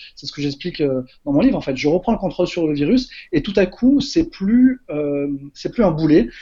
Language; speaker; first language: French; native; French